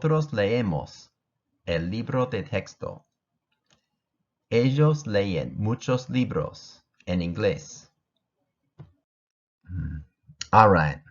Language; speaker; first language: Spanish; non-native, fluent; English